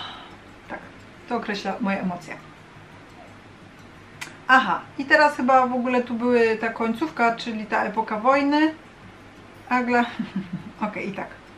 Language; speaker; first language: Polish; native; Polish